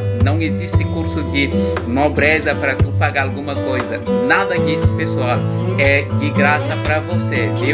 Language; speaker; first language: Portuguese; non-native, local second language; Upper Guinea Crioulo